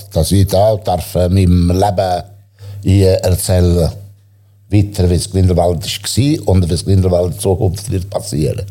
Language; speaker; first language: German; non-native, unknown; Italian